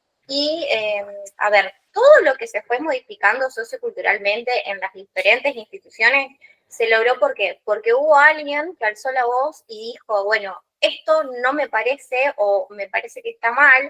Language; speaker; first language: Spanish; native; Spanish